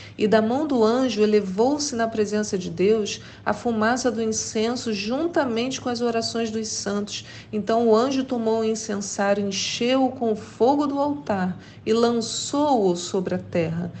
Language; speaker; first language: Portuguese; native; Portuguese